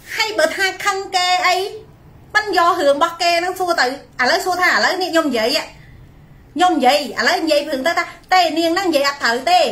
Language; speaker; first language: Khmer; native; Khmer